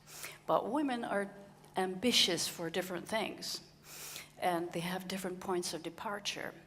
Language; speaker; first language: English; non-native, fluent; Dutch